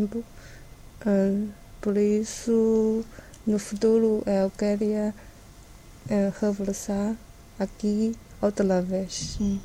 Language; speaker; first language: Portuguese; non-native, learner; Chinese